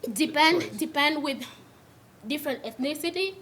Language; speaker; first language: English; non-native, local second language; Swahili